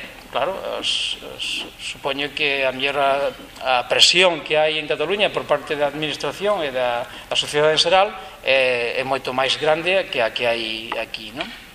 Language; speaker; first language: Galician; non-native, local second language; Spanish